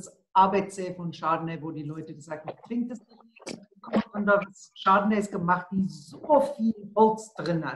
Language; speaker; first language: German; non-native, learner; Afrikaans